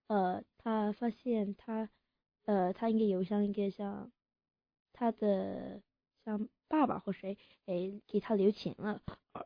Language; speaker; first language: Chinese; early bilingual, heritage; English